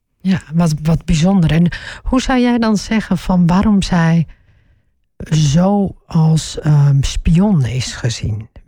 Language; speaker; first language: Dutch; early bilingual, other home language; Turkish